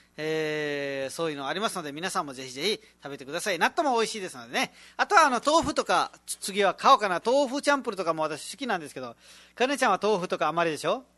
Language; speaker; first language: Japanese; non-native, fluent; Nepali